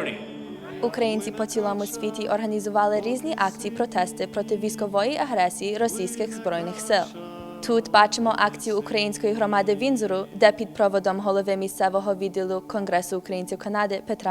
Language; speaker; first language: Ukrainian; early bilingual, heritage; Ukrainian